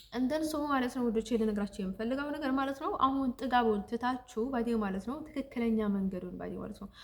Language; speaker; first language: Amharic; early bilingual, heritage; Amharic